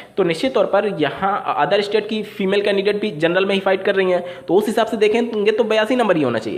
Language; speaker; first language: Hindi; native; Hindi